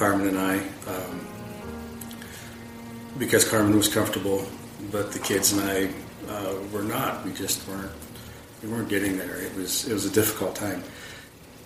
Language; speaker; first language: English; native; English